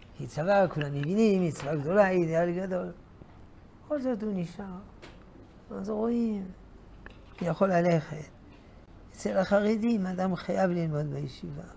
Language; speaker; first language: Hebrew; non-native, fluent; French